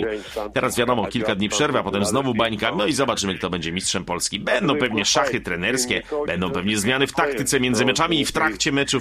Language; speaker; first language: Polish; native; Polish